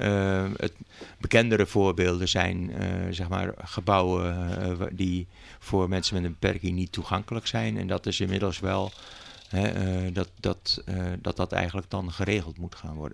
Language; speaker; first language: Dutch; native; Dutch